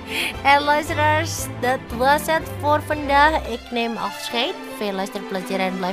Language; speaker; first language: Dutch; non-native, fluent; Indonesian